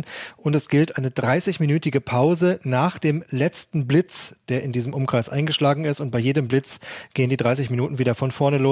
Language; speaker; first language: German; native; German